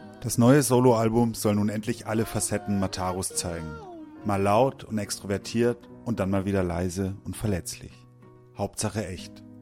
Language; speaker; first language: German; native; German